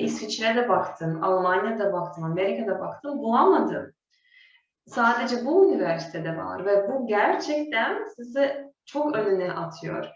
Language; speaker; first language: Turkish; non-native, fluent; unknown